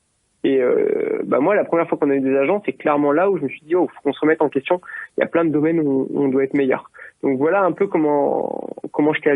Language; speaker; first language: French; native; French